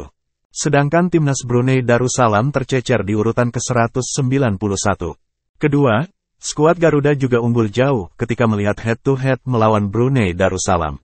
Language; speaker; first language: Indonesian; native; Indonesian